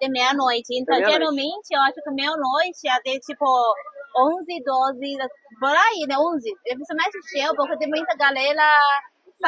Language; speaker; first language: Portuguese; non-native, fluent; Chinese